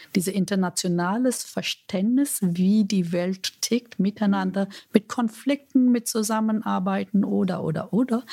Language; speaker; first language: German; non-native, fluent; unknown